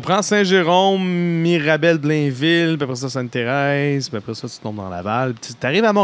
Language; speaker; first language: French; native; French